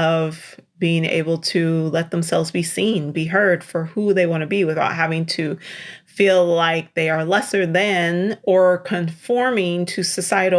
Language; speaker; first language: English; native; English